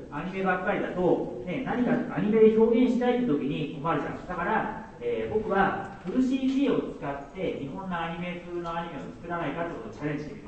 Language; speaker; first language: Japanese; native; Japanese